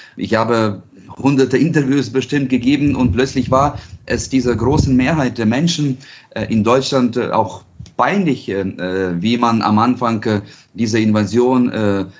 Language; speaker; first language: German; non-native, fluent; Ukrainian